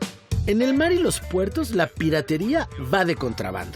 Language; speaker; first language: Spanish; native; Spanish